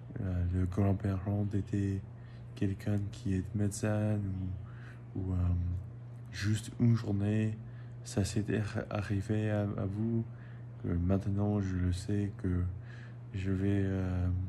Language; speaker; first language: French; non-native, learner; English